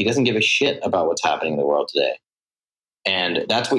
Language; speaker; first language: English; native; English